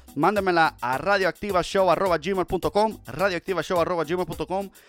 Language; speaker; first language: Spanish; early bilingual, heritage; Spanish